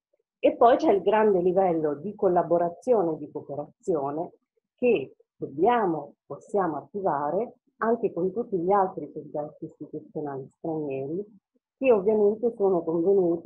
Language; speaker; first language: Italian; native; Italian